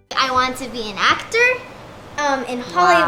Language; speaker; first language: English; non-native, fluent; Japanese